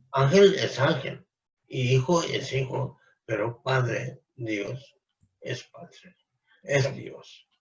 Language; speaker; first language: Spanish; non-native, fluent; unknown